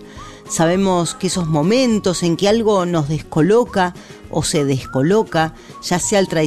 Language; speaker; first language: Spanish; native; Spanish